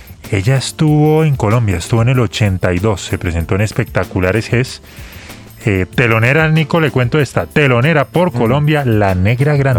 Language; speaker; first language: Spanish; native; Spanish